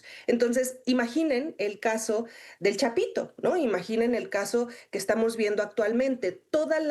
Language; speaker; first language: Spanish; native; Spanish